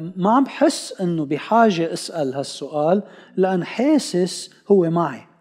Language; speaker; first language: Arabic; non-native, local second language; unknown